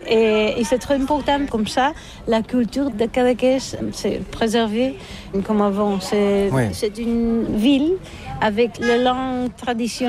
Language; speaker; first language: French; non-native, learner; Catalan